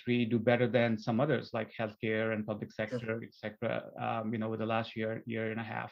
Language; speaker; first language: English; non-native, local second language; Urdu